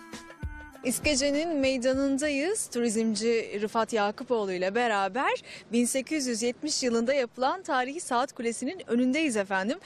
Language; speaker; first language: Turkish; native; Turkish